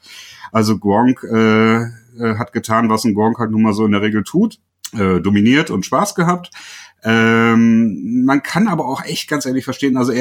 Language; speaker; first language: German; native; German